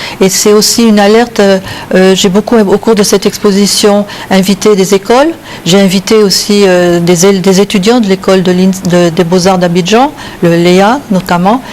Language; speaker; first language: French; native; French